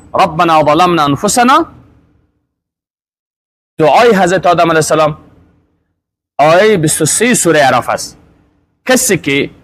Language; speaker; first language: Persian; native; Persian